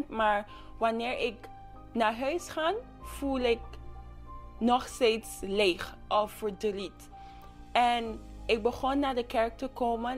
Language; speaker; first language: Dutch; non-native, local second language; English